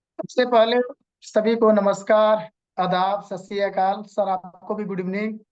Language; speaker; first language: Hindi; non-native, local second language; Bhojpuri